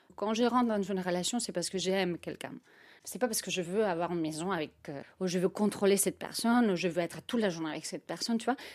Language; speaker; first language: French; non-native, fluent; Spanish